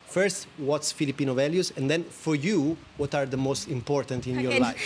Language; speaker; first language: English; non-native, fluent; Italian